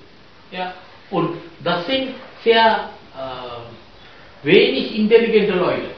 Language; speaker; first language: German; non-native, fluent; Sinhala